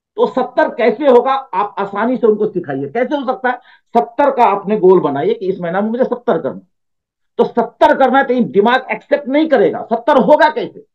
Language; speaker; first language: Hindi; native; Hindi